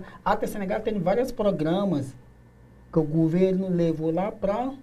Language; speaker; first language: Portuguese; non-native, learner; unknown